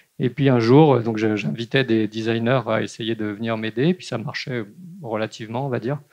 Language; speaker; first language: French; native; French